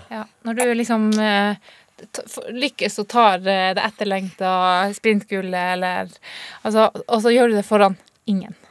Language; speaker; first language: Norwegian; native; Norwegian